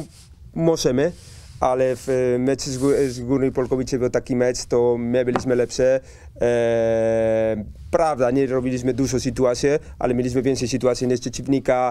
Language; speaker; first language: Polish; non-native, learner; Spanish